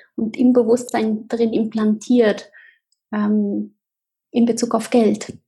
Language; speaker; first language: German; non-native, fluent; Spanish